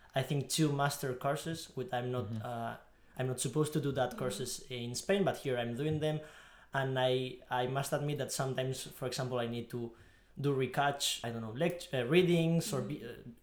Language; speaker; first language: English; non-native, fluent; Spanish